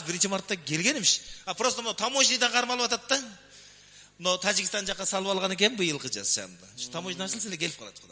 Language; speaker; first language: Kyrgyz; native; Kyrgyz